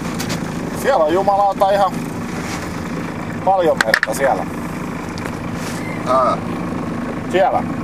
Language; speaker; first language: Finnish; non-native, local second language; Swedish